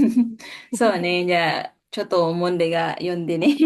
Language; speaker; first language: Japanese; non-native, fluent; Indonesian